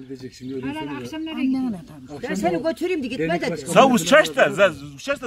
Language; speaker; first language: Turkish; non-native, local second language; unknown